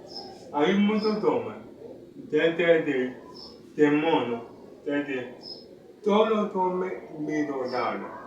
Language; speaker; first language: Spanish; non-native, learner; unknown